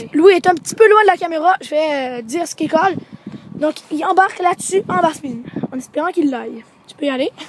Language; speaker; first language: French; native; French